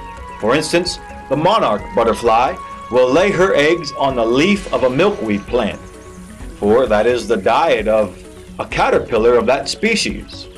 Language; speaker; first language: English; native; English